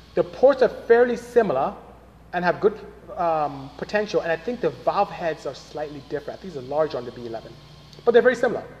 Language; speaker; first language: English; non-native, local second language; Igbo